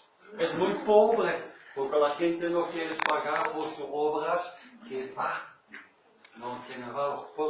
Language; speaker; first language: Spanish; non-native, learner; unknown